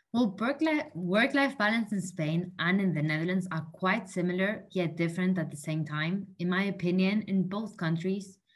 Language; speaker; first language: English; non-native, fluent; Spanish